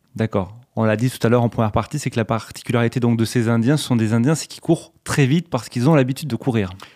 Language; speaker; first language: French; native; French